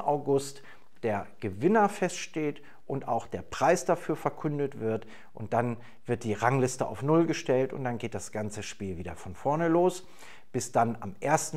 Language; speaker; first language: German; native; German